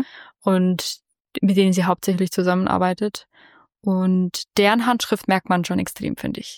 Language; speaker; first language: German; native; German